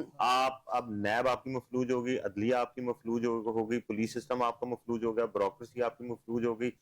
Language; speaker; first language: Urdu; non-native, local second language; Punjabi